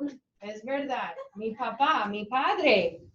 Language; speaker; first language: Spanish; non-native, fluent; English